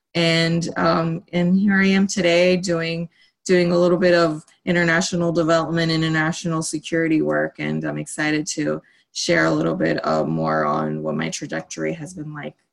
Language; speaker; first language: English; early bilingual, other home language; Spanish